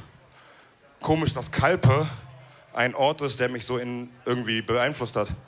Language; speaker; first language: German; early bilingual, other home language; Wolof